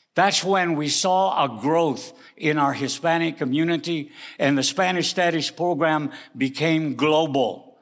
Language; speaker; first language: English; early bilingual, other home language; Spanish